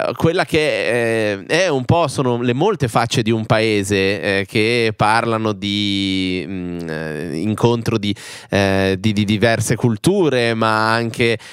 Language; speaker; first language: Italian; native; Italian